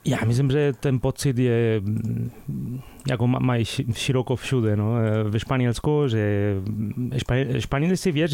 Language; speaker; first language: Czech; non-native, fluent; Spanish